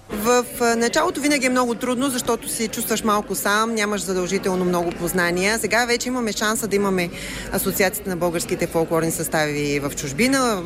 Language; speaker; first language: Bulgarian; native; Bulgarian